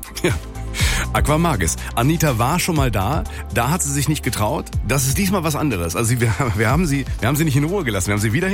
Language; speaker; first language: German; native; German